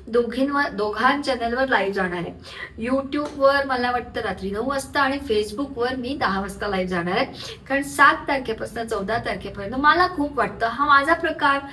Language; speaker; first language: Marathi; non-native, local second language; Urdu